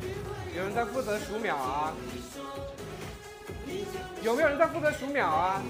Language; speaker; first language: Chinese; native; Chinese